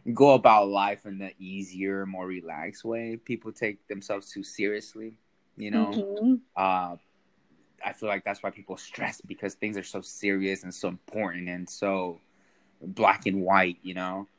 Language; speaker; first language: English; early bilingual, other home language; Spanish